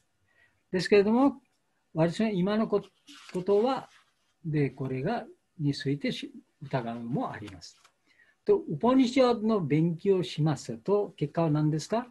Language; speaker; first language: Japanese; non-native, fluent; Bangla